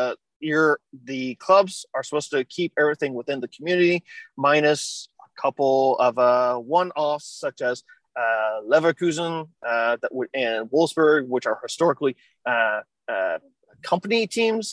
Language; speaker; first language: English; native; English